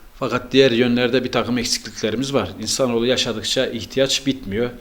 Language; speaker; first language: Turkish; native; Turkish